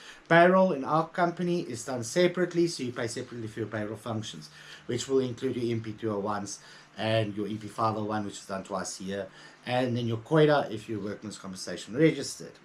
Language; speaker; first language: English; native; English